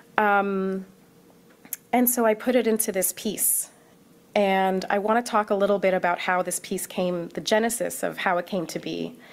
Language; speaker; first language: English; early bilingual, other home language; Arabic